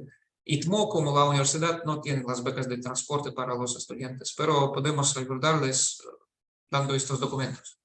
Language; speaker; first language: Spanish; non-native, fluent; Russian